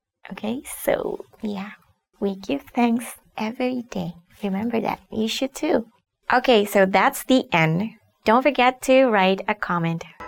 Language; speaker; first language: English; non-native, fluent; Indonesian